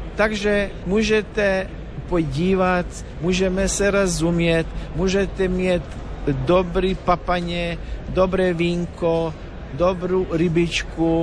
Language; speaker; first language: Slovak; non-native, learner; Croatian